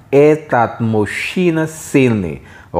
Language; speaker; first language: Russian; non-native, fluent; Filipino